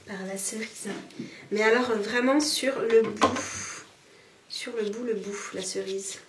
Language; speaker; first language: French; native; French